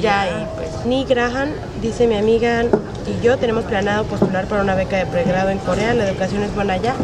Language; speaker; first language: Spanish; native; Spanish